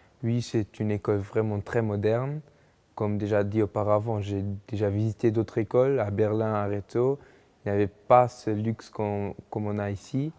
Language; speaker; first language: French; non-native, local second language; Luxembourgish